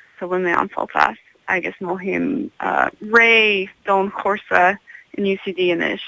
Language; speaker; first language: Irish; non-native, learner; English